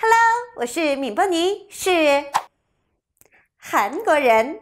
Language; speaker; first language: Chinese; non-native, fluent; Korean